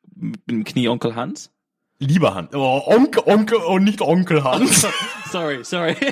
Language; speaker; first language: German; non-native, fluent; English